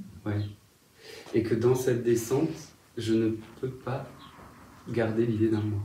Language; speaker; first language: French; native; French